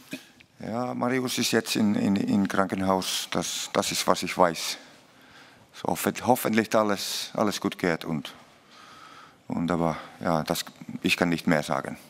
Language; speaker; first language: German; non-native, learner; Finnish